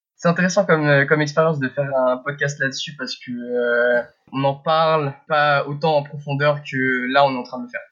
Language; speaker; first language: French; early bilingual, heritage; French